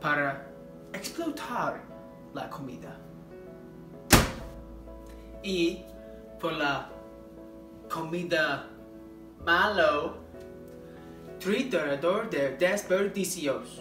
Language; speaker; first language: Spanish; non-native, learner; English